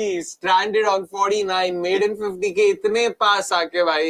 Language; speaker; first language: English; non-native, local second language; Hindi